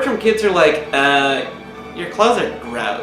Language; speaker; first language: English; native; English